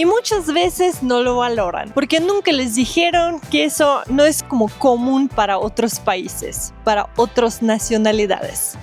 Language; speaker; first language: Spanish; non-native, fluent; Russian